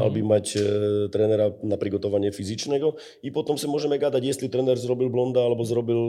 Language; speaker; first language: Polish; non-native, learner; Slovak